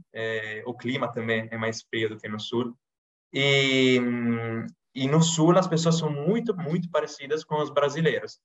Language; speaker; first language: Portuguese; non-native, fluent; Italian